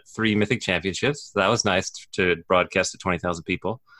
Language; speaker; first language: English; native; English